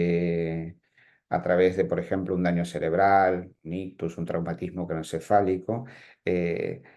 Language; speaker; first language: Spanish; native; Spanish